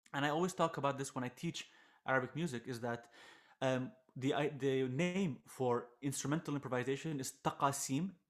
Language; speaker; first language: English; non-native, fluent; Arabic